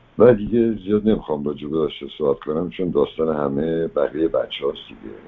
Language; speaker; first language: Persian; non-native, local second language; Italian